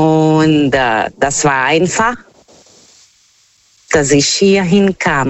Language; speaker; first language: German; non-native, fluent; Portuguese